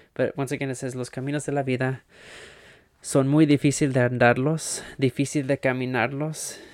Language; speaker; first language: Spanish; early bilingual, heritage; Spanish